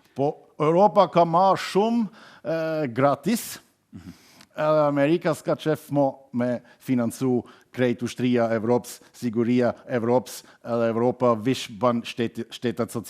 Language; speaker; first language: Albanian; non-native, learner; German